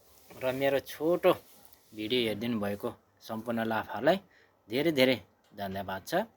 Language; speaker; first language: Nepali; non-native, local second language; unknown